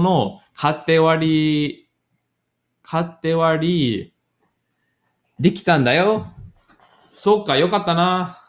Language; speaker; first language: Japanese; non-native, learner; English